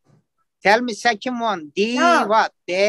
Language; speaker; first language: English; non-native, learner; Turkish